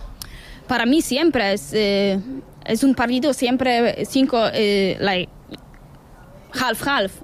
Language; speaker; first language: Spanish; non-native, learner; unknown